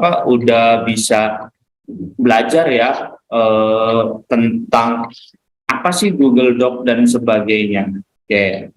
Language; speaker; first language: Indonesian; native; Indonesian